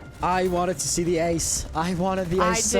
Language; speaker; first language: English; non-native, local second language; French